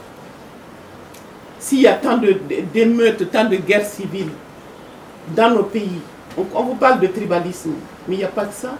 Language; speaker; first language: French; non-native, local second language; Bambara